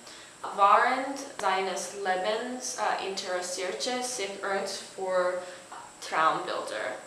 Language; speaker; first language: German; non-native, learner; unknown